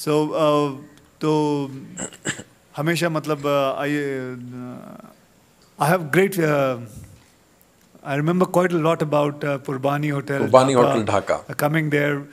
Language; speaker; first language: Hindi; native; Hindi